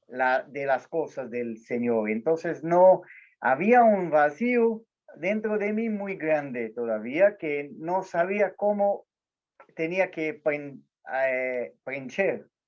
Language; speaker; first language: Spanish; non-native, learner; Portuguese